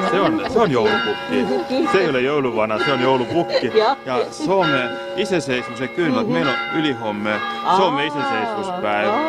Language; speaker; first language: Finnish; non-native, learner; Estonian